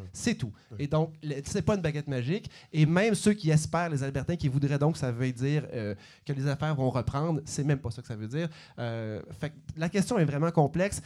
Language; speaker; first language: French; native; French